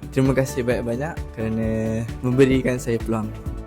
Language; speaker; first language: Malay; native; Malay